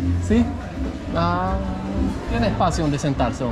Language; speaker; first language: Spanish; early bilingual, heritage; English